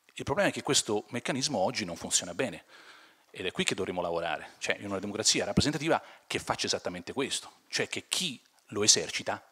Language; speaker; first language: Italian; native; Italian